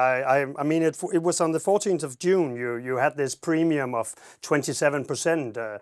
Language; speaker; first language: English; non-native, fluent; Danish